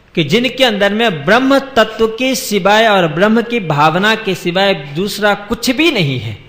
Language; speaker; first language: Hindi; non-native, local second language; Gujarati